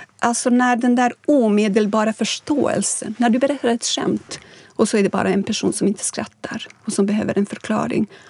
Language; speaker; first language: Swedish; non-native, fluent; Bosnian